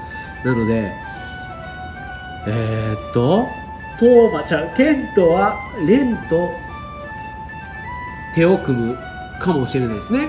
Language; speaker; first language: Japanese; native; Japanese